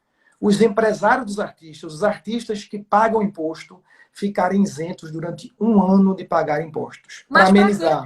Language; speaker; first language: Portuguese; native; Portuguese